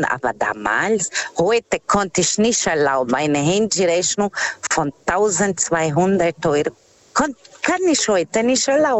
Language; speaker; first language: German; non-native, learner; Portuguese